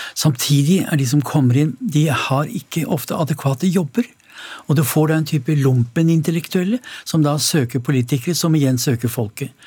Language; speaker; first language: Norwegian; native; Norwegian